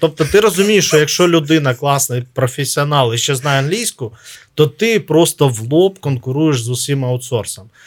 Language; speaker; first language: Ukrainian; non-native, local second language; Russian